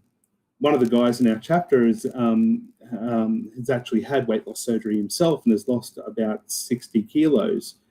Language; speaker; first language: English; native; English